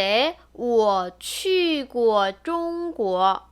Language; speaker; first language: Chinese; non-native, fluent; Korean